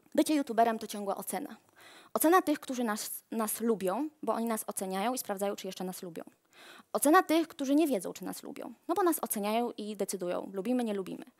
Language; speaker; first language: Polish; native; Polish